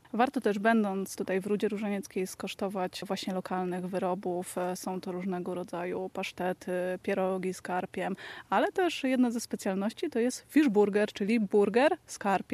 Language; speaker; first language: Polish; native; Polish